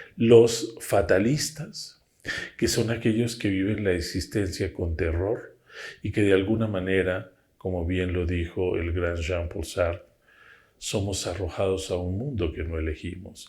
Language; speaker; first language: Spanish; native; Spanish